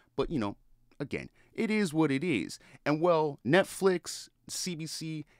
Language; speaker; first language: English; native; English